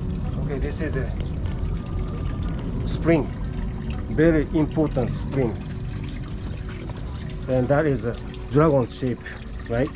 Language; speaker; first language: English; non-native, learner; Japanese